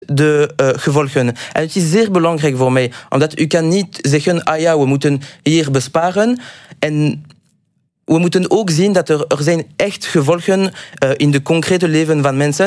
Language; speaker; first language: Dutch; non-native, local second language; French